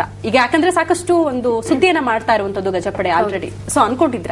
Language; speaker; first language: Kannada; native; Kannada